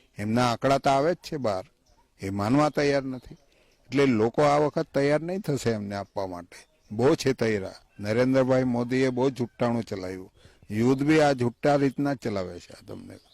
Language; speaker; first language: Gujarati; non-native, local second language; Vasavi